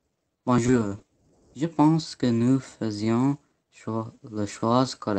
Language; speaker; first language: French; non-native, learner; English